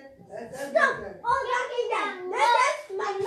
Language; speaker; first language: Dutch; non-native, learner; French